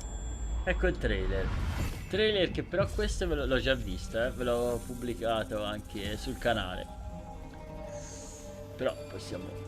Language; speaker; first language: Italian; native; Italian